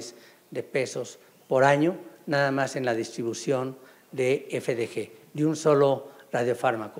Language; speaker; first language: Spanish; native; Spanish